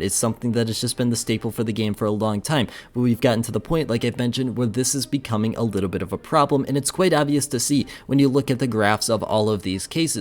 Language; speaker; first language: English; native; English